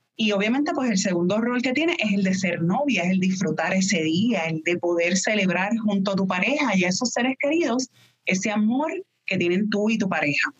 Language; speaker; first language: Spanish; native; Spanish